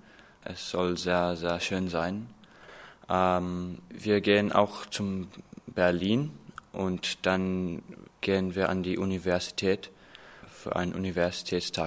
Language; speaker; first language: German; non-native, fluent; English